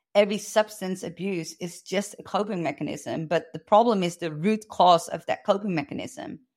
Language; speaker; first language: English; non-native, fluent; Dutch